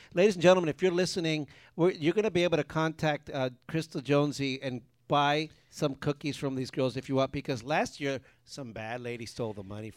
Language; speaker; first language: English; early bilingual, other home language; Spanish